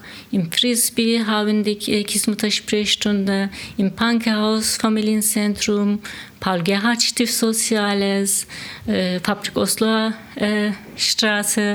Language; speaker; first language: German; non-native, learner; Turkish